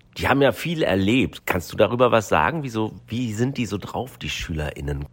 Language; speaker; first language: German; native; German